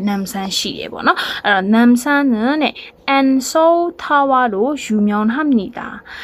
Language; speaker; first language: Korean; non-native, fluent; Burmese